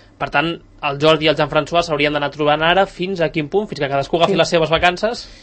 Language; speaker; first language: Catalan; native; Catalan